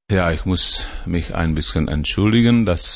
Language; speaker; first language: German; non-native, learner; Czech